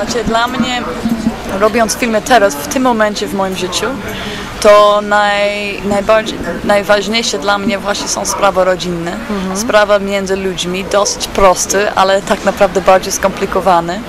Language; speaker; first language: Polish; non-native, fluent; English